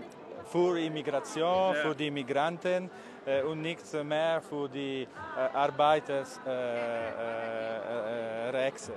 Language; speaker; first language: German; non-native, learner; Italian